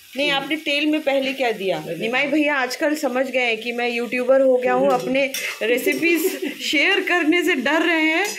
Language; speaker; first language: Hindi; non-native, local second language; Bangla